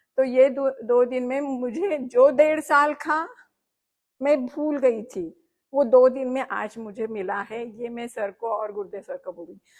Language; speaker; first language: Hindi; non-native, local second language; Marathi